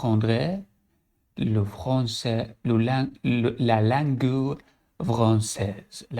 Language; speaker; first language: French; non-native, learner; Arabic